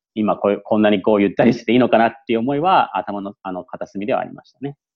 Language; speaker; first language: Japanese; native; Japanese